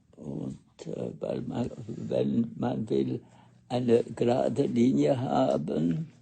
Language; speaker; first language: German; non-native, learner; French